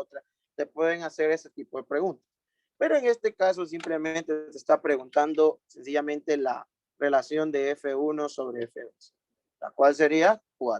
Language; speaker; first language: Spanish; native; Spanish